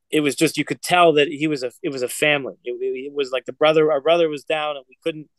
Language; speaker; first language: English; native; English